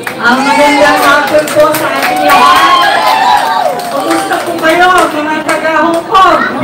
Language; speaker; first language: Filipino; non-native, local second language; Waray